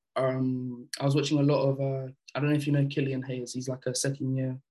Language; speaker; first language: English; early bilingual, other home language; French